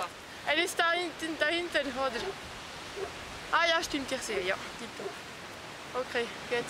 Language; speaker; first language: German; non-native, local second language; French